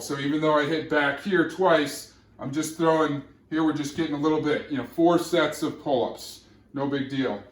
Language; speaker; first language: English; native; English